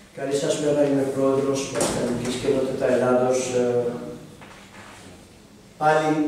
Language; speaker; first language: Greek; non-native, fluent; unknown